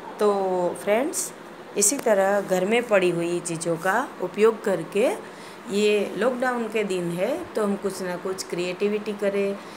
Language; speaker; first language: Hindi; non-native, local second language; Gujarati